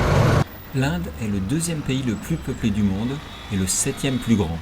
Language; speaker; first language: French; native; French